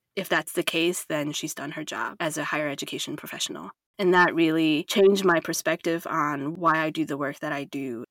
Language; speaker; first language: English; non-native, fluent; Chinese